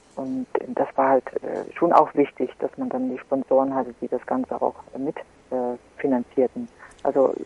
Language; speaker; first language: German; native; German